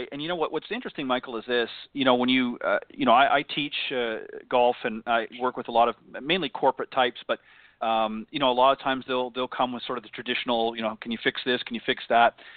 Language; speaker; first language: English; native; English